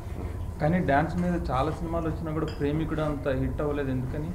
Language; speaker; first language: Telugu; native; Telugu